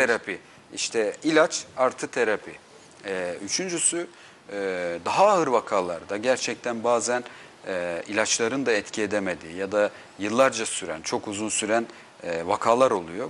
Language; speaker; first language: Turkish; native; Turkish